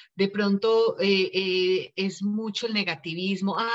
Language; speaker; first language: Spanish; native; Spanish